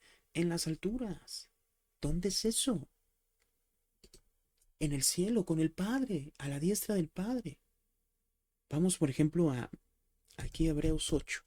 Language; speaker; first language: Spanish; native; Spanish